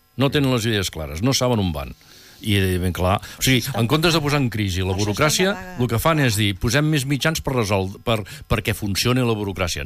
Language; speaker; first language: Catalan; native; Catalan